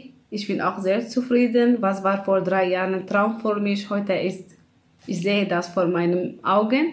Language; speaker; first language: German; non-native, learner; Kurdish